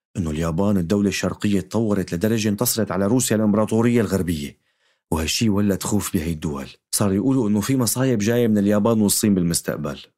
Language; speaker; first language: Arabic; native; Arabic